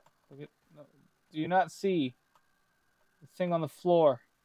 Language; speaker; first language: English; early bilingual, other home language; Japanese